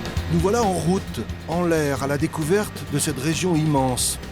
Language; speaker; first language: French; native; French